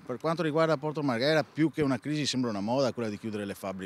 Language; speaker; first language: Italian; native; Italian